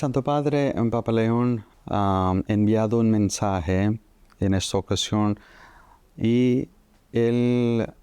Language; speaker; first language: Spanish; non-native, fluent; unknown